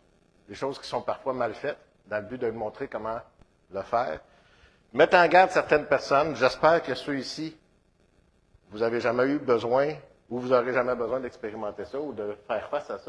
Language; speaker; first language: French; native; French